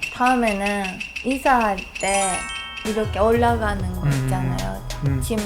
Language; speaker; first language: Korean; non-native, fluent; Japanese